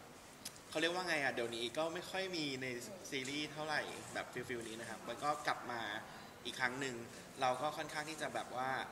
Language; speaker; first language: Thai; native; Thai